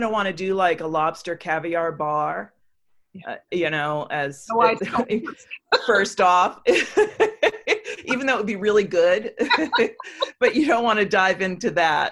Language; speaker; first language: English; native; English